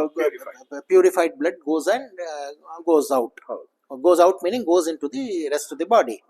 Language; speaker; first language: English; non-native, local second language; Kannada